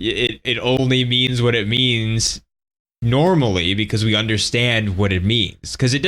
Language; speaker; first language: English; native; English